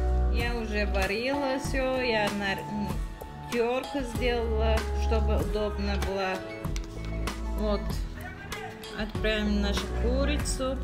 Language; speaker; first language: Russian; non-native, learner; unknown